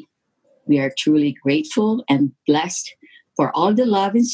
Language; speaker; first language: English; non-native, local second language; Filipino